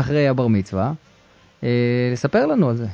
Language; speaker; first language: Hebrew; native; Hebrew